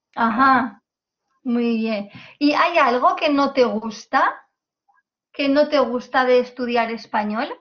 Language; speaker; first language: Spanish; native; Spanish